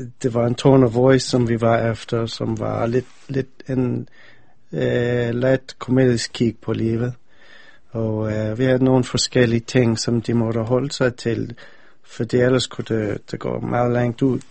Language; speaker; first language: Danish; non-native, fluent; English